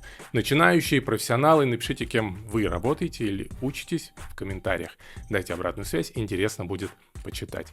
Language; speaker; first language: Russian; native; Russian